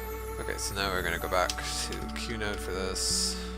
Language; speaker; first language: English; native; English